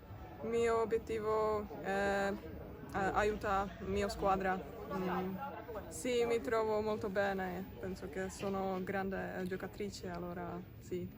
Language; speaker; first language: Italian; non-native, learner; Czech